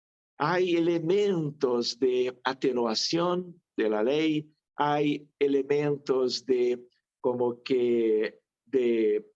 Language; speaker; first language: Spanish; non-native, fluent; Portuguese